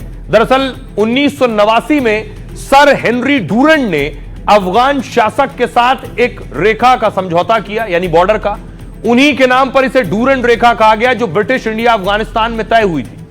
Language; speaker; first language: Hindi; native; Hindi